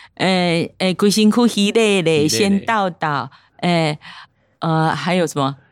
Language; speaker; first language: Chinese; non-native, local second language; Hakka Chinese